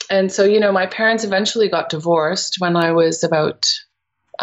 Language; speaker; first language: English; native; English